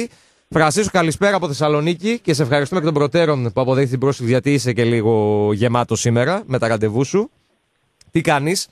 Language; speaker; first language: Greek; native; Greek